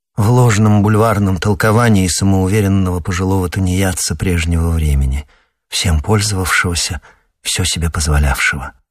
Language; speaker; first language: Russian; native; Russian